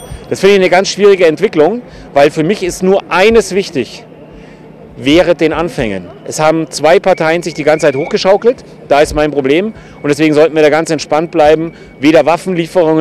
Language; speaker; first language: German; native; German